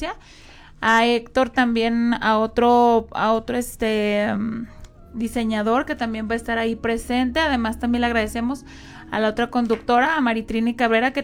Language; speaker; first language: Spanish; native; Spanish